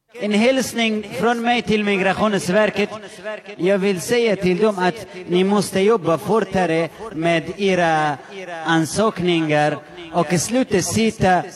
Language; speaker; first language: Swedish; non-native, fluent; Arabic